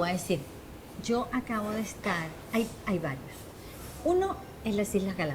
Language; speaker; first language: Spanish; native; Spanish